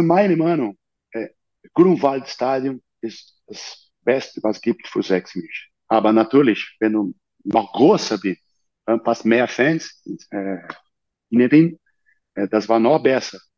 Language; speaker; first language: German; non-native, learner; Portuguese